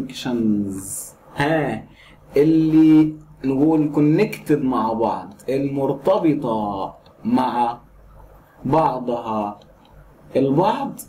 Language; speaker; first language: Arabic; native; Arabic